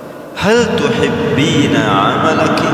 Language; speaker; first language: Arabic; non-native, fluent; Indonesian